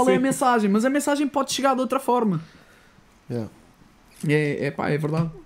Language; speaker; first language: Portuguese; native; Portuguese